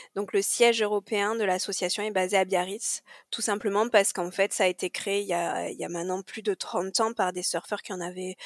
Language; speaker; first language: French; native; French